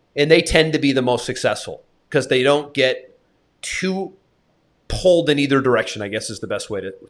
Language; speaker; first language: English; native; English